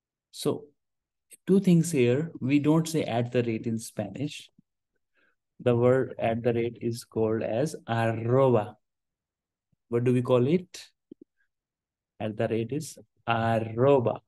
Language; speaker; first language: English; non-native, local second language; Hindi